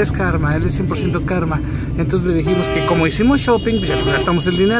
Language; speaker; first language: Spanish; native; Spanish